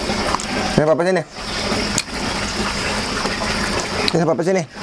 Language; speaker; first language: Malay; non-native, local second language; Sundanese